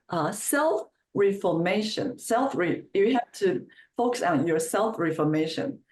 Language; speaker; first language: English; non-native, fluent; Chinese